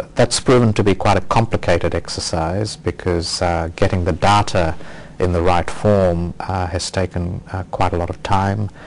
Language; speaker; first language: English; native; English